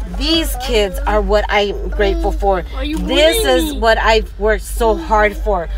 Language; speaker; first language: English; early bilingual, other home language; Spanish